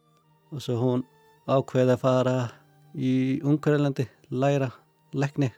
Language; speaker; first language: Icelandic; non-native, learner; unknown